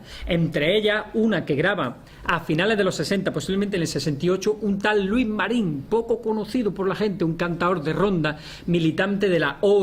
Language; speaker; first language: Spanish; native; Spanish